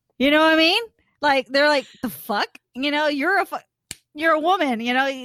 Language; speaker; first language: English; early bilingual, other home language; Khmer